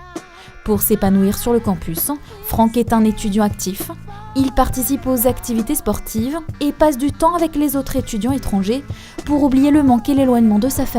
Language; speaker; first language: French; native; French